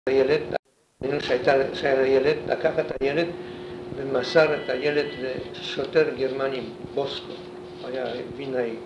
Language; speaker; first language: Hebrew; non-native, fluent; Polish